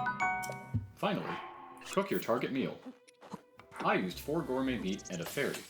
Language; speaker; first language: English; native; English